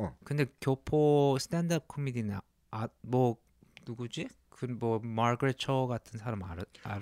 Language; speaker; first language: Korean; early bilingual, heritage; English